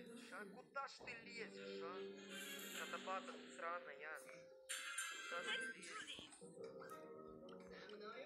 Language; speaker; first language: Russian; native; Russian